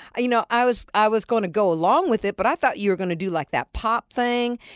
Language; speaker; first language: English; native; English